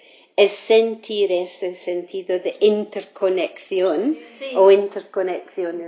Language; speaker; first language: Spanish; non-native, fluent; English